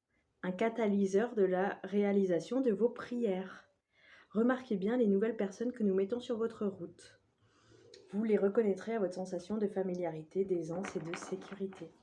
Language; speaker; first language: French; native; French